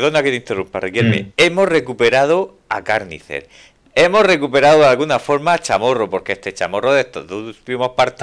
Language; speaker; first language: Spanish; native; Spanish